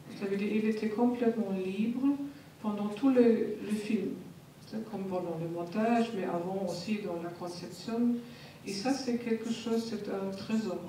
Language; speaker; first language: French; non-native, fluent; German